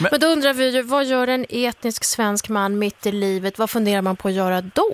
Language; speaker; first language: Swedish; early bilingual, other home language; Kurdish